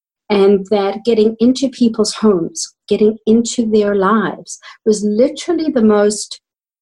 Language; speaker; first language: English; native; English